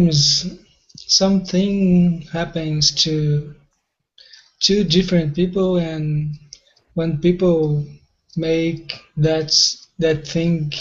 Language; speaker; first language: English; non-native, learner; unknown